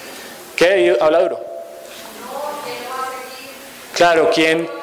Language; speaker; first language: Spanish; native; Spanish